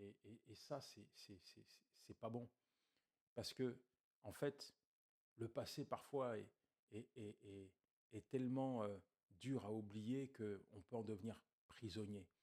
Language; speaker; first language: French; native; French